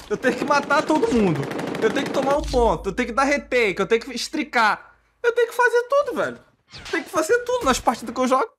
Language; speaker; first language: Portuguese; native; Portuguese